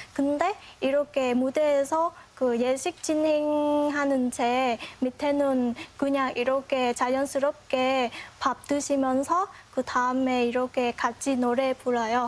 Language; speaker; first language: Korean; non-native, fluent; Vietnamese